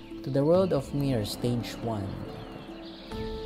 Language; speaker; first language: English; non-native, local second language; Filipino